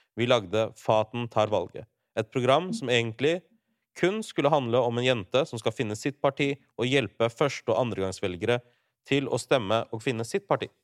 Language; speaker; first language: Norwegian; early bilingual, other home language; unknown